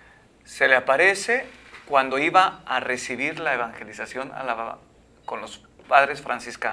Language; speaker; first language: Spanish; native; Spanish